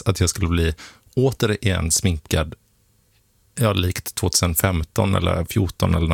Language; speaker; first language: Swedish; native; Swedish